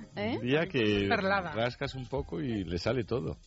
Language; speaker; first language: Spanish; native; Spanish